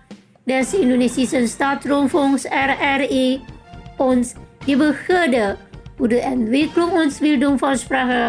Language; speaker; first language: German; non-native, fluent; Indonesian